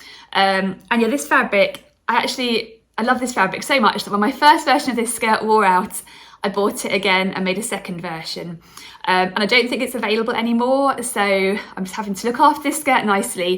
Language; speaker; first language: English; native; English